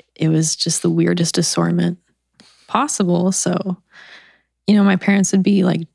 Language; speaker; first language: English; native; English